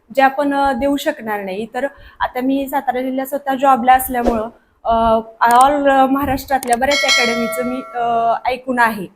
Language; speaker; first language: Marathi; native; Marathi